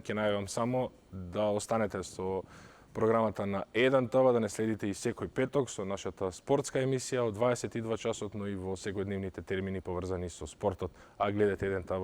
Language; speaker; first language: Macedonian; native; Macedonian